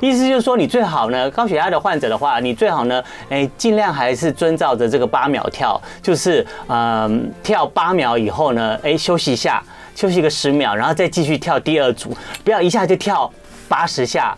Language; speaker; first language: Chinese; native; Chinese